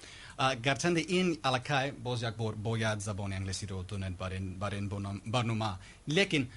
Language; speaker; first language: Persian; non-native, learner; English